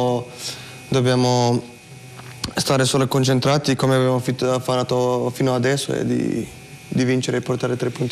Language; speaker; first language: Italian; non-native, fluent; Slovenian